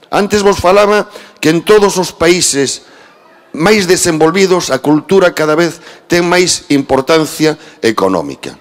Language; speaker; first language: Galician; native; Galician